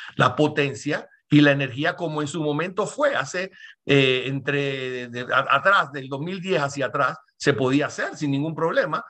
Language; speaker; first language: Spanish; native; Spanish